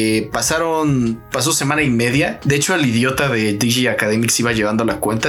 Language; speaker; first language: Spanish; native; Spanish